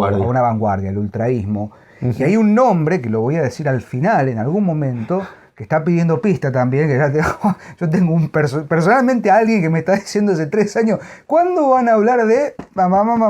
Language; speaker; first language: Spanish; native; Spanish